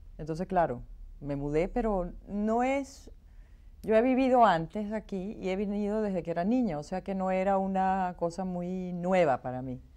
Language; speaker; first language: Spanish; native; Spanish